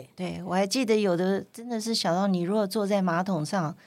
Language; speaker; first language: Chinese; non-native, local second language; Cantonese